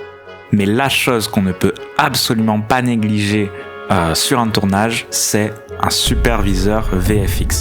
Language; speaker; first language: French; native; French